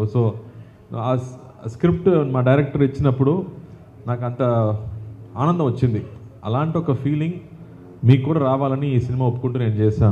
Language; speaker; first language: Telugu; non-native, fluent; Tamil